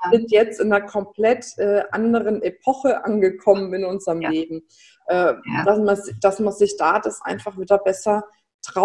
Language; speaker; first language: German; native; German